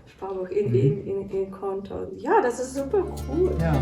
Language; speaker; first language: German; non-native, learner; Ukrainian